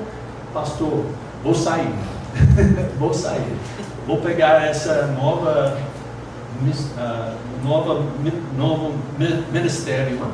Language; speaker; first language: Portuguese; non-native, fluent; English